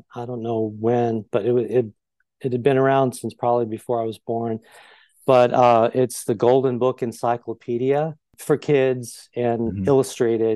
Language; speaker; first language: English; native; English